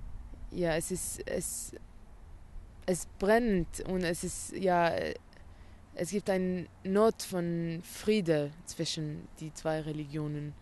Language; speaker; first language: German; non-native, learner; Arabic